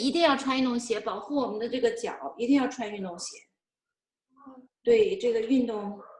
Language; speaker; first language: Chinese; native; Chinese